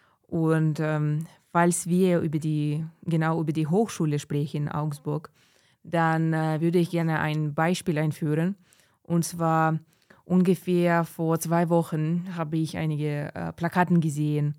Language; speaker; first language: German; non-native, fluent; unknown